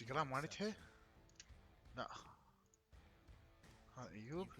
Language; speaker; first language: Arabic; native; Arabic